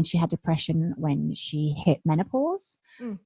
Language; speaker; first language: English; native; English